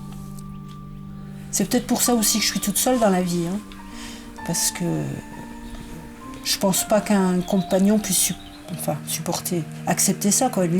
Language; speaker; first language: French; native; French